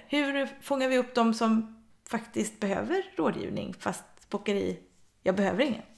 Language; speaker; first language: Swedish; native; Swedish